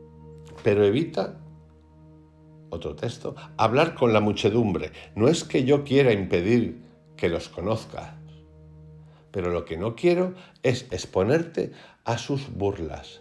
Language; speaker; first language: Spanish; native; Spanish